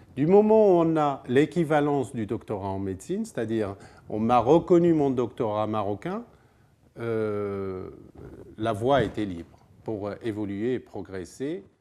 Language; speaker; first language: French; non-native, local second language; Arabic